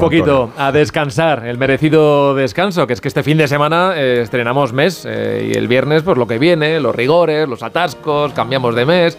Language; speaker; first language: Spanish; native; Spanish